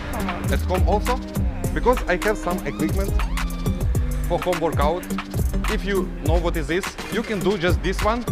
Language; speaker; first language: English; non-native, learner; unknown